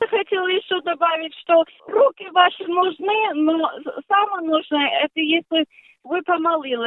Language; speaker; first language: Russian; early bilingual, heritage; Russian